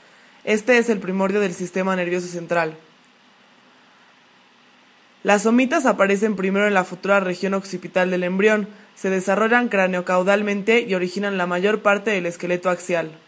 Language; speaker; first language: Spanish; native; Spanish